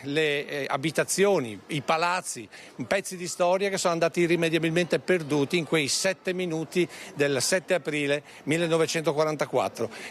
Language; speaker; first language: Italian; native; Italian